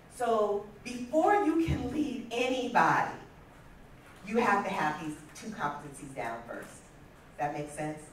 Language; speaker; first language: English; native; English